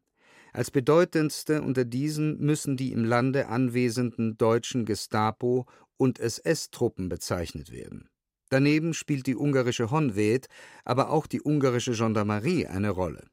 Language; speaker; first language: German; native; German